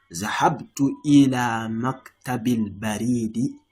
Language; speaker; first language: Arabic; non-native, fluent; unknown